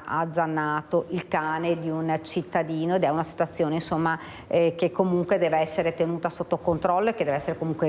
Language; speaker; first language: Italian; native; Italian